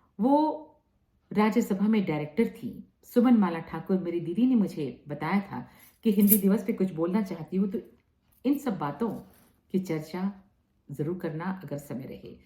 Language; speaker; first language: Hindi; native; Hindi